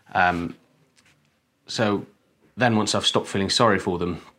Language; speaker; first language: English; native; English